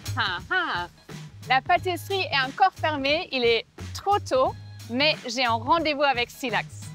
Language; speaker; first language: French; non-native, fluent; German